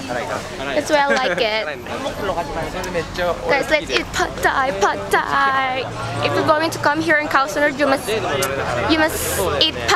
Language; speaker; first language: English; non-native, fluent; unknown